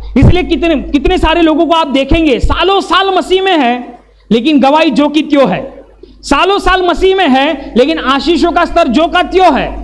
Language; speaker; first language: Hindi; non-native, local second language; Marathi